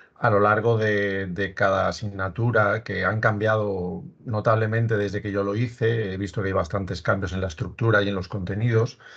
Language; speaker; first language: Spanish; native; Spanish